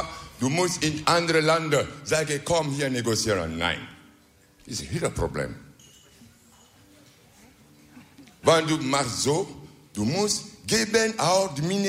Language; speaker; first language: Dutch; non-native, learner; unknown